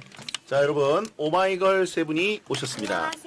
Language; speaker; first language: Korean; native; Korean